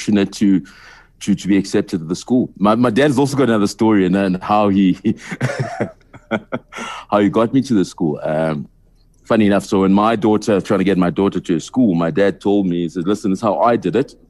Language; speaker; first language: English; non-native, local second language; Zulu